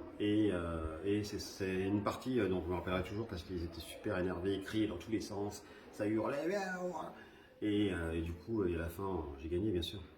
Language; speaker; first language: French; early bilingual, other home language; Spanish